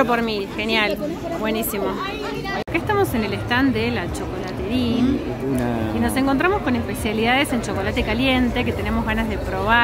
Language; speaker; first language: Spanish; native; Spanish